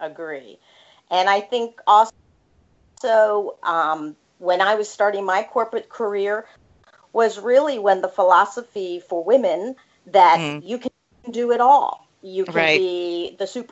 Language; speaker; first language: English; native; English